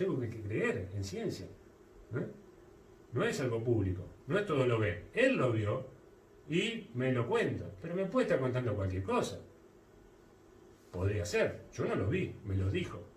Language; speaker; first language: Spanish; native; Spanish